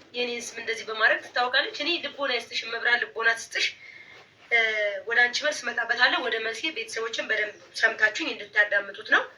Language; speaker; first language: Amharic; native; Amharic